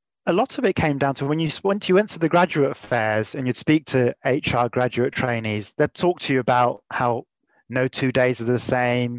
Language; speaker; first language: English; native; English